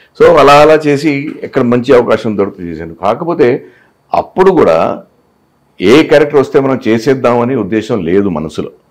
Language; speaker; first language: Telugu; non-native, local second language; Hindi